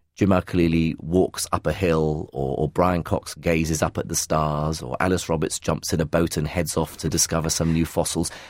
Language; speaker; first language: English; early bilingual, other home language; Arabic